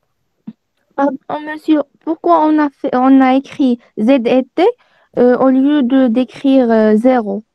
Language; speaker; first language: French; non-native, local second language; Arabic